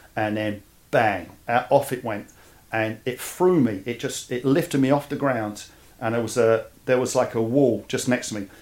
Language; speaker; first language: English; native; English